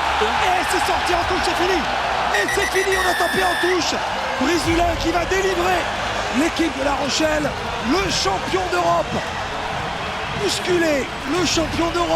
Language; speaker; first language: French; native; French